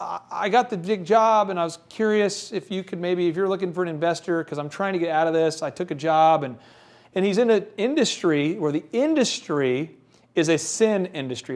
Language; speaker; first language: English; native; English